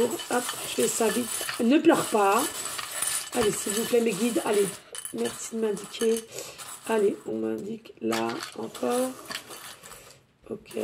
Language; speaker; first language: French; native; French